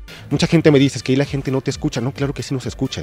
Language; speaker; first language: Spanish; native; Spanish